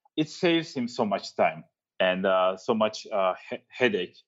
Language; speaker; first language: English; non-native, fluent; Turkish